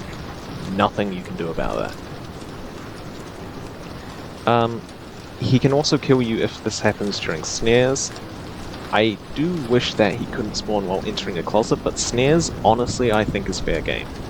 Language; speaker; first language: English; native; English